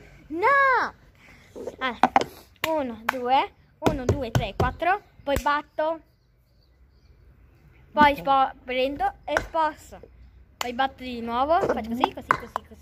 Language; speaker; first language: Italian; early bilingual, other home language; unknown